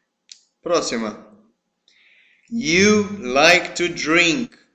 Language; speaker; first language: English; non-native, fluent; Portuguese